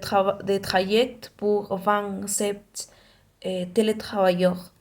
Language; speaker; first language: French; non-native, learner; Spanish